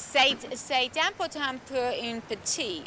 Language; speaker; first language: French; non-native, learner; English